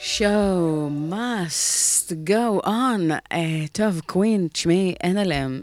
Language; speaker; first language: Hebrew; native; Hebrew